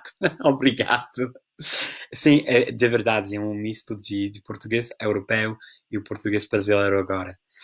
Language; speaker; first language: Portuguese; non-native, fluent; English